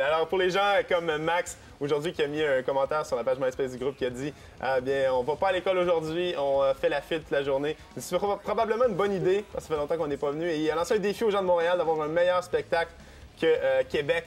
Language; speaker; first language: French; native; French